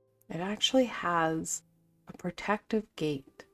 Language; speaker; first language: English; native; English